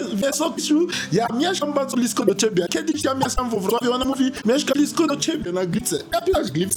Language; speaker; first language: Polish; non-native, learner; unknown